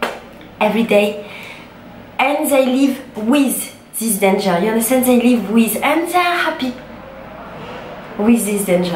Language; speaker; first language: English; non-native, learner; French